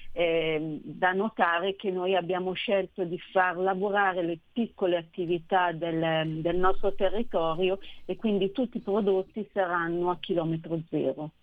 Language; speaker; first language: Italian; native; Italian